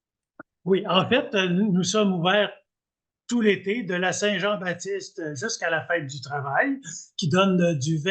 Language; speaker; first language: French; native; French